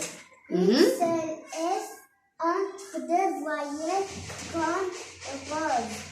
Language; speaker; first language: French; non-native, learner; Arabic